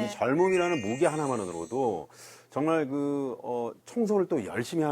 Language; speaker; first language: Korean; native; Korean